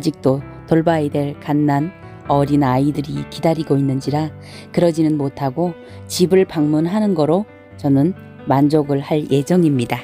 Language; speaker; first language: Korean; native; Korean